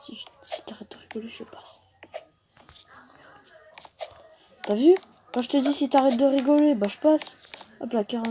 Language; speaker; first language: French; native; French